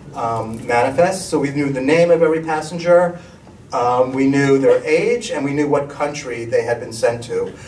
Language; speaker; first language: English; native; English